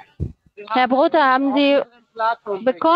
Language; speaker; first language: German; non-native, fluent; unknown